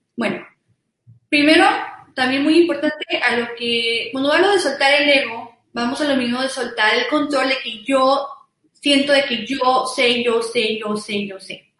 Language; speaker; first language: Spanish; early bilingual, heritage; Spanish